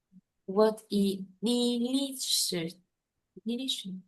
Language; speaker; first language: English; non-native, learner; Vietnamese